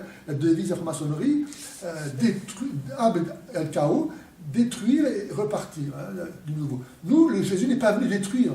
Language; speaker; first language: French; native; French